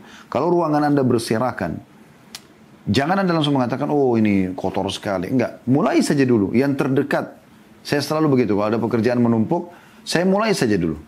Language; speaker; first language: Indonesian; native; Indonesian